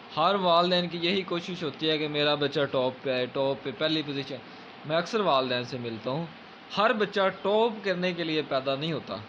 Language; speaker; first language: Urdu; non-native, local second language; Punjabi